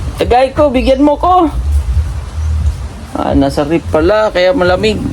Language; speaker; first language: Filipino; native; Filipino